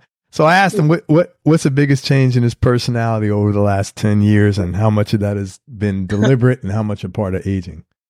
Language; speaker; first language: English; native; English